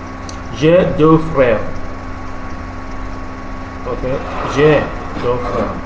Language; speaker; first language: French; non-native, learner; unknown